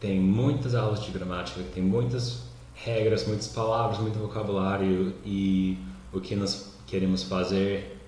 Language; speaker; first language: Portuguese; non-native, fluent; English